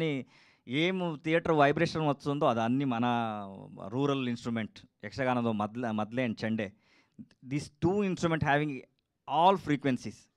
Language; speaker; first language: Telugu; non-native, learner; Kannada